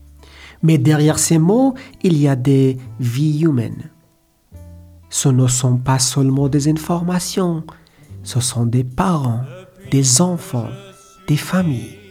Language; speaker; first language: French; non-native, learner; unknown